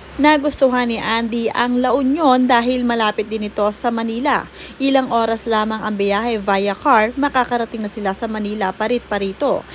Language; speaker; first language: Filipino; native; Filipino